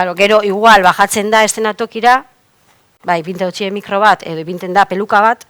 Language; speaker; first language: Basque; native; Basque